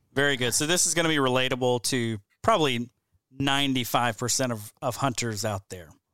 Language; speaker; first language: English; native; English